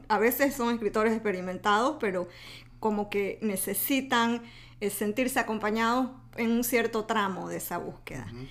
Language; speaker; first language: Spanish; native; Spanish